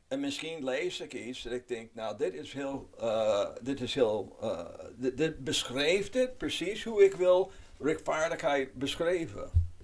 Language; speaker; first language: Dutch; non-native, fluent; English